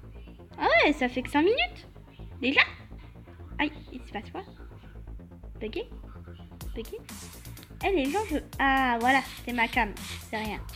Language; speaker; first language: French; native; French